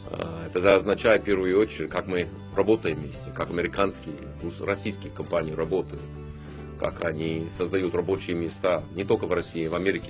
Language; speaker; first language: Russian; non-native, fluent; English